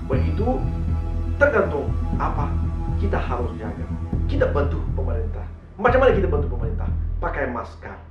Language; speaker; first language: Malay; non-native, learner; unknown